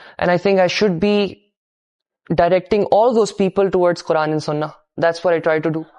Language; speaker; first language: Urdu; early bilingual, heritage; Urdu